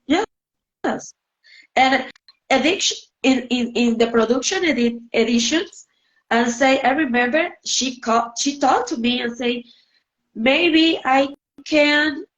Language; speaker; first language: English; non-native, learner; Spanish